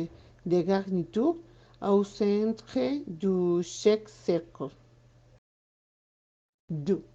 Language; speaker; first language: French; non-native, learner; Spanish